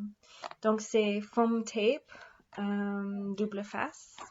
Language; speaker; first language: French; non-native, fluent; English